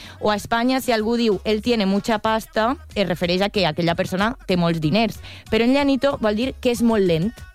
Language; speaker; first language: Catalan; native; Catalan